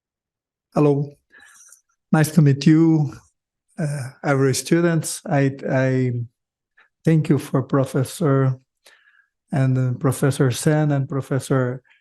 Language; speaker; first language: English; non-native, learner; Portuguese